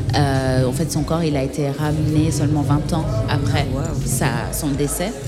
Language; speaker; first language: French; native; French